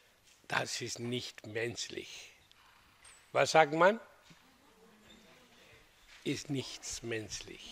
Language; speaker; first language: German; non-native, fluent; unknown